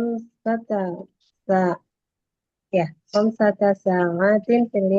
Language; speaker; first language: Arabic; non-native, learner; Indonesian